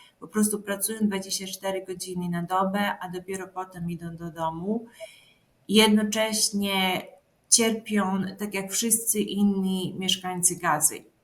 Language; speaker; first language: Polish; non-native, fluent; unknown